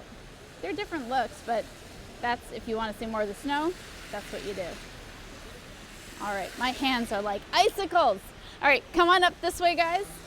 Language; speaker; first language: English; native; English